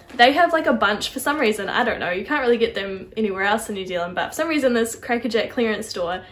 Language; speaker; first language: English; native; English